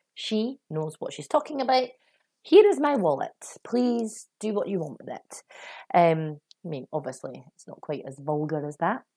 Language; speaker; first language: English; native; English